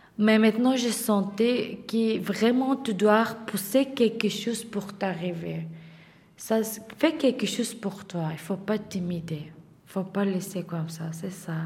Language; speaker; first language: French; non-native, learner; Turkish